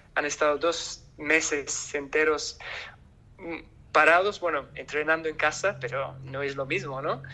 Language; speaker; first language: Spanish; non-native, fluent; English